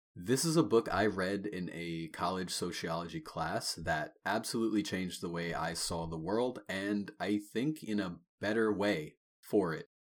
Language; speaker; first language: English; native; English